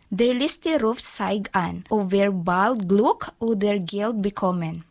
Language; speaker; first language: German; non-native, learner; Filipino